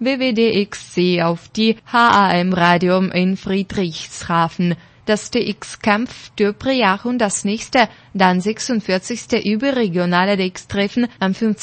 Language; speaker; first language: German; non-native, fluent; Russian